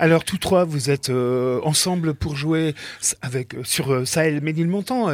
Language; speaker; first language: French; native; French